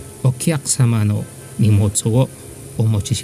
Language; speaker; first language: Japanese; non-native, fluent; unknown